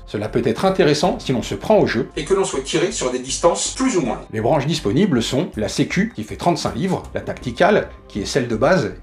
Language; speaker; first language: French; native; French